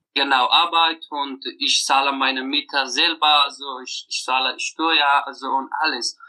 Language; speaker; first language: German; non-native, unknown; Persian